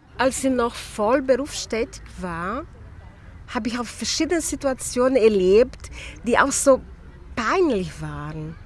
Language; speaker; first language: German; non-native, fluent; Portuguese